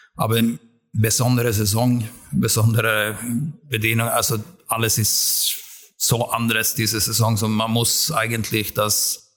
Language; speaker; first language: German; non-native, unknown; Swedish